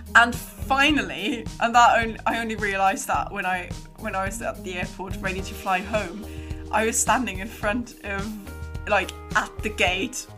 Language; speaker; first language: English; non-native, fluent; German